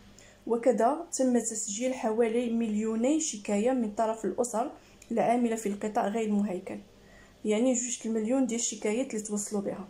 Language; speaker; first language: Arabic; native; Arabic